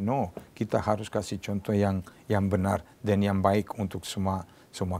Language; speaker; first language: Indonesian; non-native, fluent; Serbian